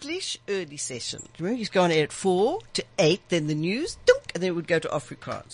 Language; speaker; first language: English; native; English